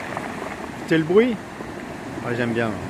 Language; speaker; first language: French; native; French